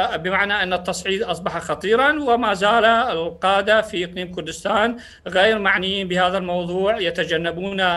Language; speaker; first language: Arabic; non-native, local second language; Central Kurdish